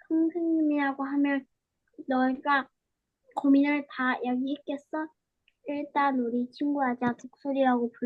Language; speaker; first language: Korean; early bilingual, heritage; Korean